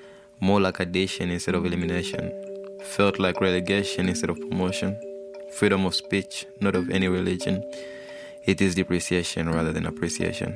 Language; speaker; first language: English; non-native, fluent; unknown